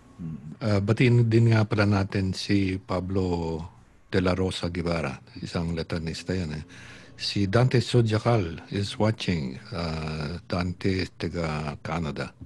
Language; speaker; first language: Filipino; native; Filipino